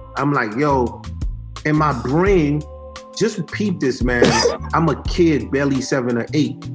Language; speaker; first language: English; early bilingual, other home language; Haitian Creole